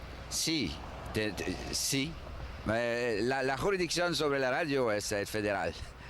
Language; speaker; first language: Spanish; non-native, learner; French